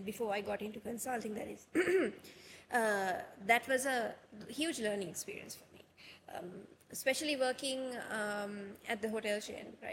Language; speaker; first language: English; non-native, local second language; Sinhala